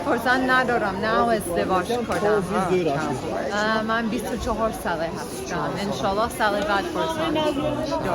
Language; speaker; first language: Persian; non-native, learner; English